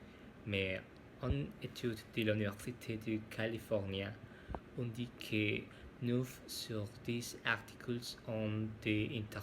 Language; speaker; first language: French; non-native, learner; Spanish